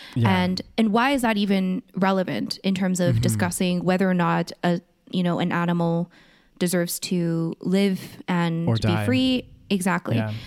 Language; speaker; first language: English; early bilingual, other home language; Korean